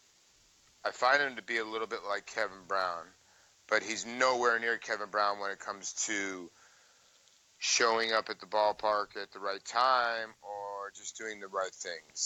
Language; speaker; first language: English; native; English